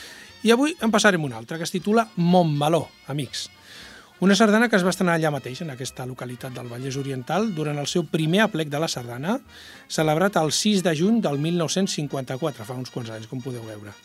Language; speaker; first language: Catalan; native; Catalan